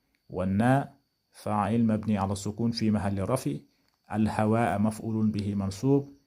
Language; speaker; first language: Arabic; non-native, fluent; Wolof